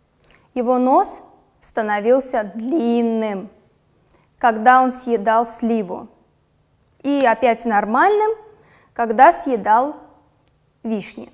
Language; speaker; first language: Russian; non-native, local second language; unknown